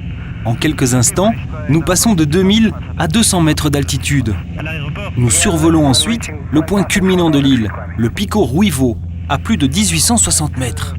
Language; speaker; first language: French; native; French